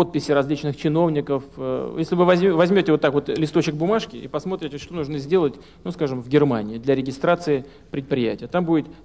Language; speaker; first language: Russian; native; Russian